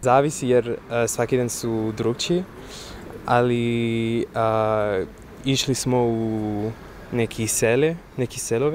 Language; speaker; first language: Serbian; non-native, learner; French